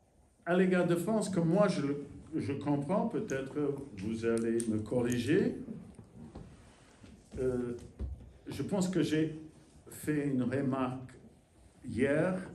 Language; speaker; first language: French; non-native, fluent; English